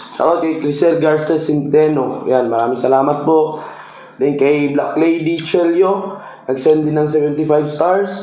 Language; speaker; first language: Filipino; non-native, local second language; Cebuano